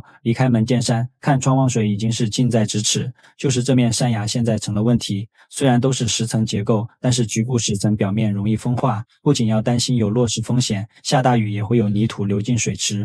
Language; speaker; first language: Chinese; native; Chinese